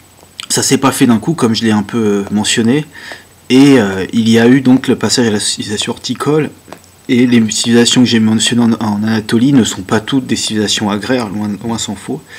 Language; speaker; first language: French; native; French